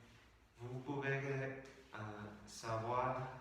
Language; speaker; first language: French; non-native, learner; Spanish